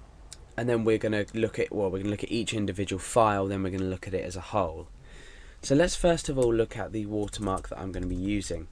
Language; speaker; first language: English; native; English